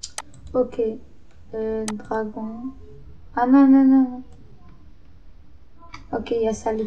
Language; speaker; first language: French; native; French